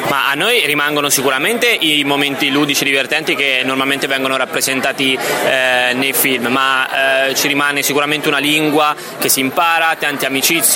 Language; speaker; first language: Italian; native; Italian